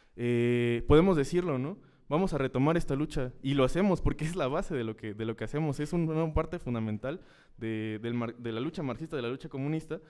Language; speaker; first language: Spanish; native; Spanish